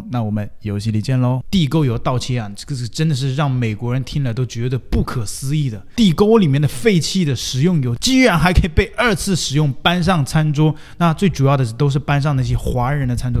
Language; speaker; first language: Chinese; native; Chinese